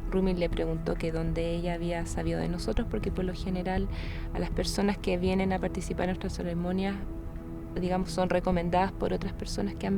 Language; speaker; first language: Spanish; native; Spanish